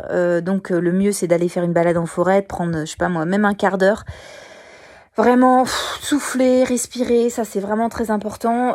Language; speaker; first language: French; native; French